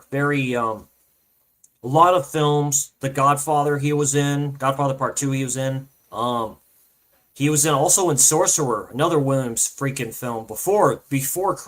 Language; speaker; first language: English; native; English